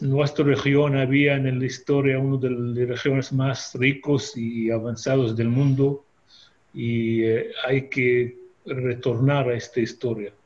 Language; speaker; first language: Spanish; non-native, fluent; Hebrew